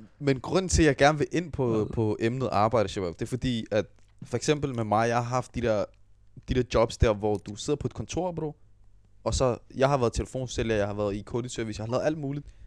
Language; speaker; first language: Danish; early bilingual, other home language; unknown